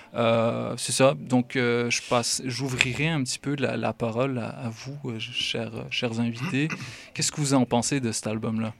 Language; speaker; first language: French; native; French